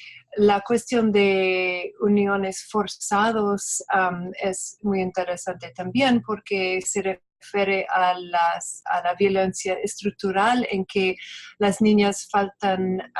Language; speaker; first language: Spanish; non-native, fluent; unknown